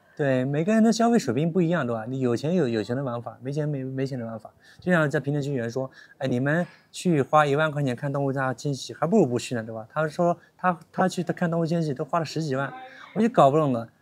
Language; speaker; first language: Chinese; native; Chinese